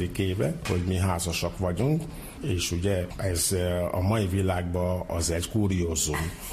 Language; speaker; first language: Hungarian; non-native, fluent; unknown